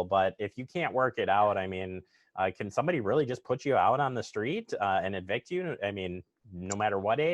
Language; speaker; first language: English; native; English